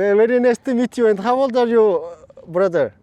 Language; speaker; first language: English; non-native, learner; Mongolian